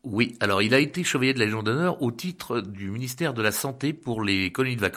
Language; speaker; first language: French; native; French